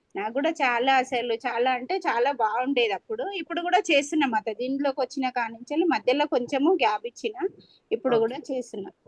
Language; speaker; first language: Telugu; native; Telugu